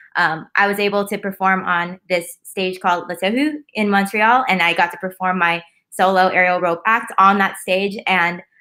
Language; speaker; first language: English; native; English